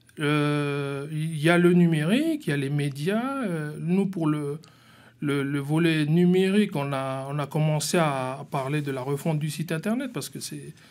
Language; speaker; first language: French; native; French